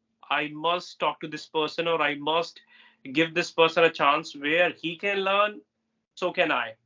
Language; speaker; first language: English; non-native, local second language; Hindi